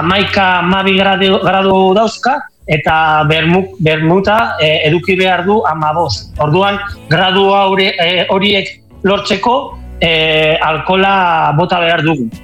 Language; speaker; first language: Basque; non-native, local second language; Spanish